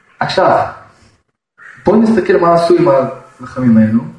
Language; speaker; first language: Hebrew; non-native, fluent; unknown